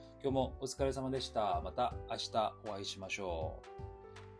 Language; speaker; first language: Japanese; non-native, fluent; Korean